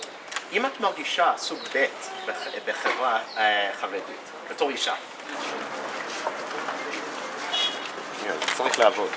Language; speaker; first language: Hebrew; non-native, learner; English